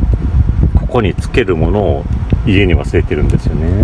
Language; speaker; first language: Japanese; native; Japanese